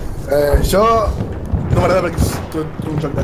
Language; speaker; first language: Catalan; native; Catalan